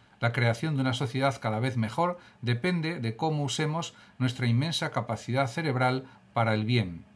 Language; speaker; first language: Spanish; native; Spanish